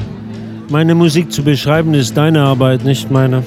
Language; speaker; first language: German; non-native, local second language; French